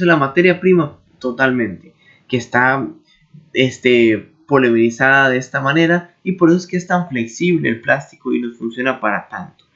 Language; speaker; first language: Spanish; native; Spanish